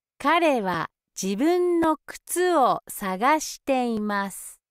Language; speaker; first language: Japanese; native; Japanese